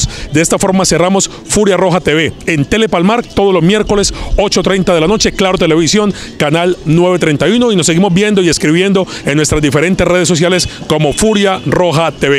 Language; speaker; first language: Spanish; native; Spanish